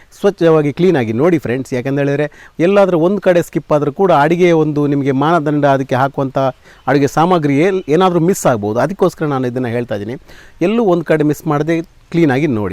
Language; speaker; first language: Kannada; non-native, local second language; Tulu